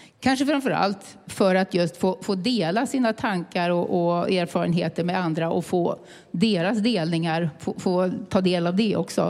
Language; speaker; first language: Swedish; native; Swedish